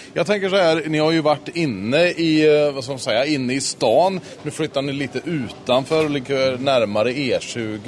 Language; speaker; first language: Swedish; native; Swedish